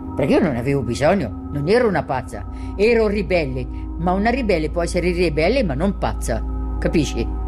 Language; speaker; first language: Italian; non-native, local second language; German